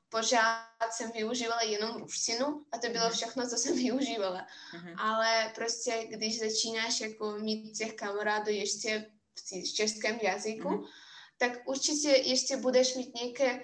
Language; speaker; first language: Czech; non-native, fluent; Russian